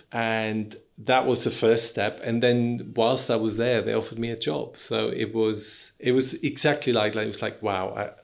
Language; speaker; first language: English; non-native, fluent; German